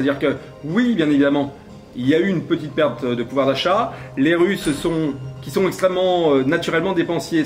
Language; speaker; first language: French; native; French